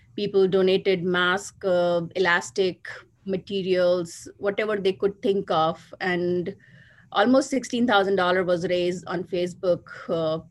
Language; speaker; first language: English; non-native, local second language; Hindi